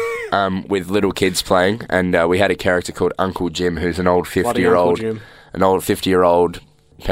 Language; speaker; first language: English; native; English